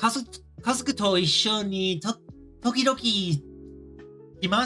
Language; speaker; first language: Japanese; non-native, learner; English